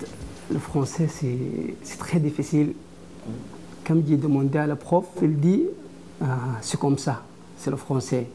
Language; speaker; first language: French; non-native, learner; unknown